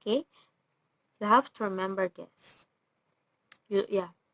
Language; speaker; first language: English; non-native, learner; Indonesian